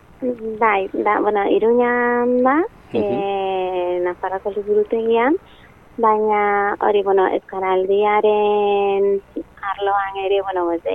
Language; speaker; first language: Basque; non-native, local second language; Spanish